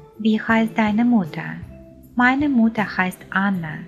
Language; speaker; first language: German; non-native, fluent; Ukrainian